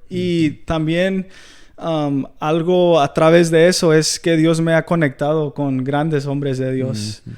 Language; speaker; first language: Spanish; early bilingual, heritage; Spanish